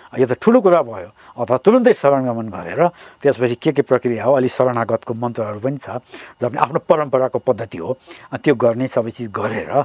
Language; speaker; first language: Nepali; native; Nepali